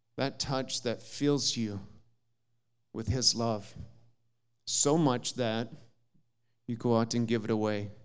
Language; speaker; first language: English; native; English